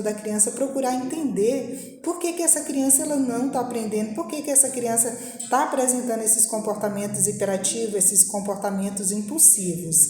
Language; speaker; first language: Portuguese; native; Portuguese